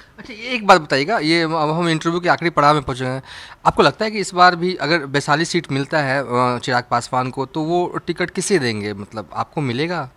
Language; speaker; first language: Hindi; native; Hindi